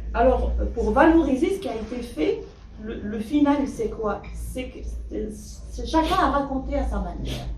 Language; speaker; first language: French; non-native, local second language; Arabic